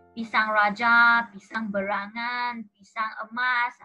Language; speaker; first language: Malay; non-native, local second language; Chinese